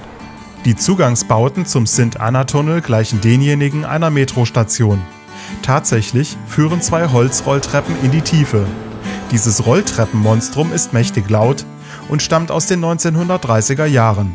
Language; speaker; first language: German; native; German